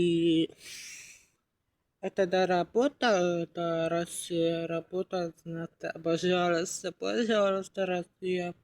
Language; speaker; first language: Russian; non-native, learner; Uzbek